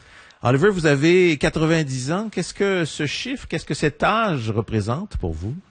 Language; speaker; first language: French; native; French